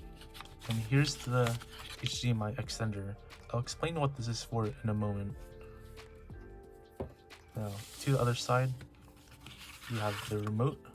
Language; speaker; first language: English; native; English